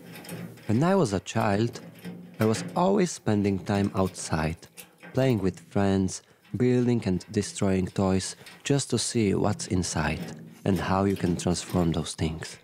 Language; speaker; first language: English; non-native, fluent; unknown